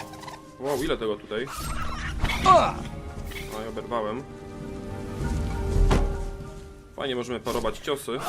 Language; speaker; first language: Polish; native; Polish